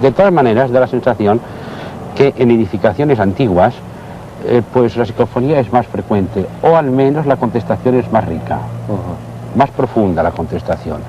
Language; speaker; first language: Spanish; native; Spanish